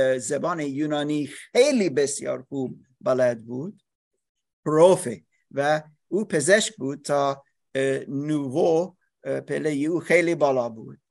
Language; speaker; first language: Persian; non-native, learner; English